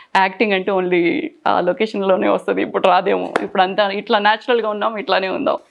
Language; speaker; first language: Telugu; native; Telugu